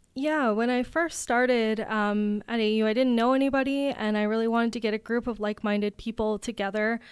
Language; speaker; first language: English; native; English